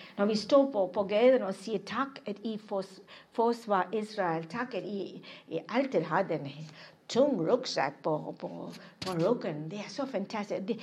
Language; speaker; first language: Danish; non-native, fluent; English